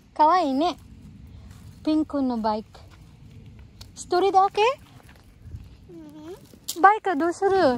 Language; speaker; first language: Japanese; non-native, learner; Filipino